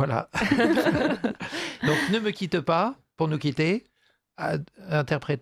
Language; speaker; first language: French; native; French